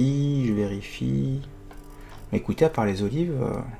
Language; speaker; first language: French; native; French